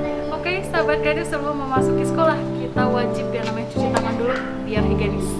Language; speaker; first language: Indonesian; native; Indonesian